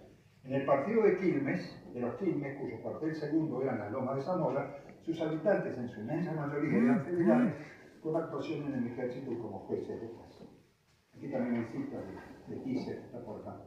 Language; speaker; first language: Spanish; native; Spanish